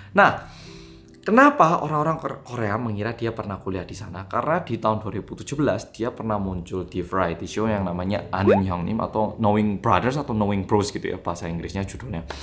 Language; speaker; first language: Indonesian; non-native, fluent; Korean